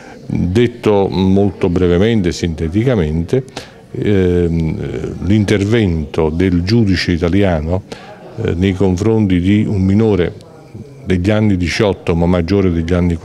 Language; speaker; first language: Italian; native; Italian